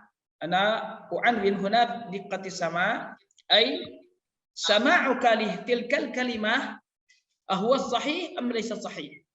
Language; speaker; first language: Arabic; non-native, fluent; Indonesian